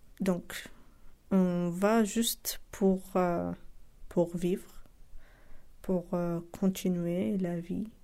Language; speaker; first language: French; non-native, local second language; Arabic